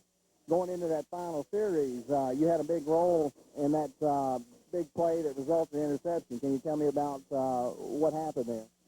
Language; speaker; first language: English; native; English